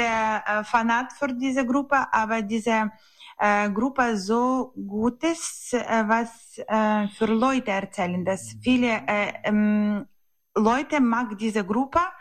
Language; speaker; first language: German; non-native, learner; Ukrainian